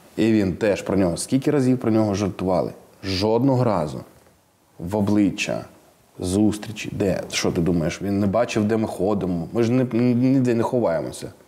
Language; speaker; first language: Ukrainian; non-native, local second language; Russian